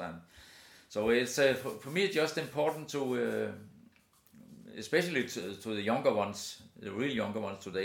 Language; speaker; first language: English; non-native, fluent; Danish